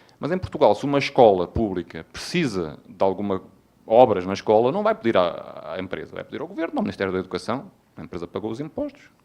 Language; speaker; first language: Portuguese; native; Portuguese